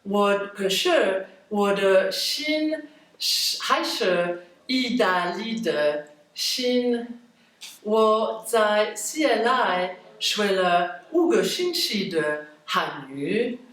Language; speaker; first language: Chinese; non-native, learner; French